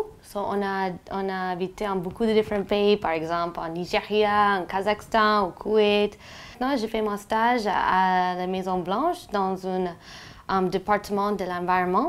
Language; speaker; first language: French; non-native, learner; English